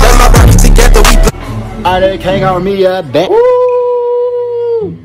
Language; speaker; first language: English; native; English